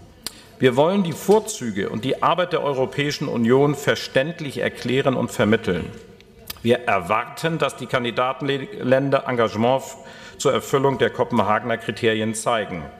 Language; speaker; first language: German; native; German